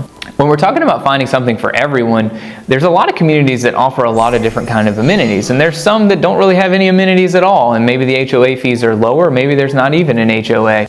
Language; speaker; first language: English; native; English